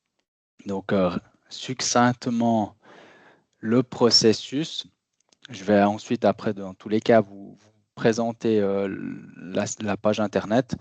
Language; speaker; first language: French; native; French